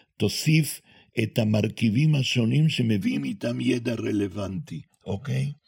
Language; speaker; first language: Hebrew; non-native, fluent; Spanish